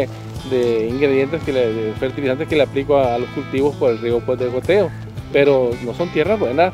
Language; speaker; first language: Spanish; native; Spanish